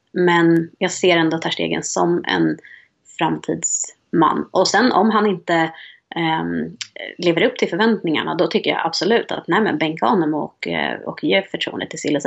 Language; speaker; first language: Swedish; native; Swedish